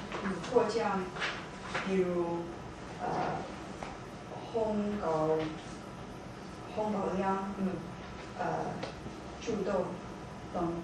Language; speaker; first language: Chinese; non-native, learner; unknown